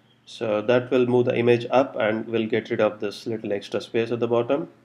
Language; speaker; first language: English; non-native, local second language; Telugu